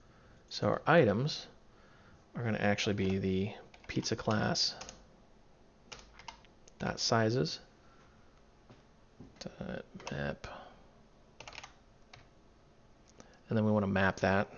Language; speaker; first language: English; native; English